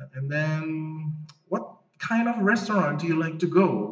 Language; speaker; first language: English; non-native, fluent; Indonesian